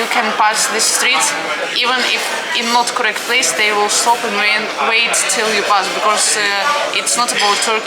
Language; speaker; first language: English; non-native, fluent; Russian